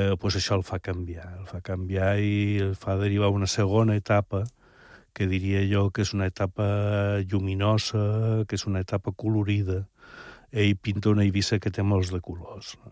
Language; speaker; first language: Catalan; native; Catalan